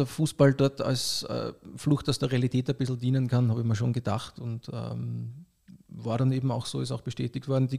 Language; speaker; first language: German; native; German